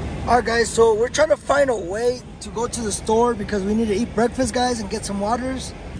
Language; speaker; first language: English; early bilingual, other home language; Spanish